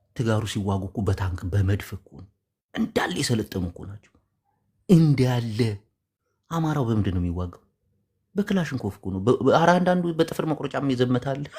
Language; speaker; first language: Amharic; non-native, local second language; Tigrinya